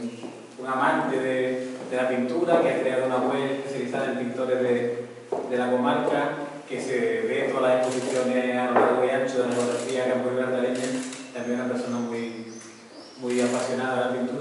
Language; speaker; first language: Spanish; native; Spanish